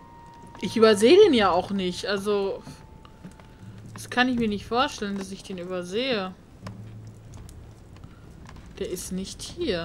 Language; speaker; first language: German; native; German